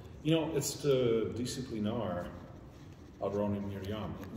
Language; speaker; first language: English; native; English